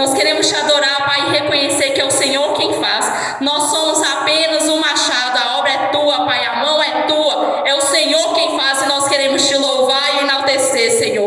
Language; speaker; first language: Portuguese; native; Portuguese